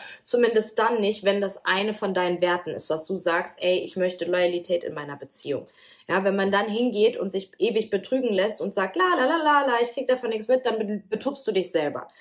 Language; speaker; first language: German; native; German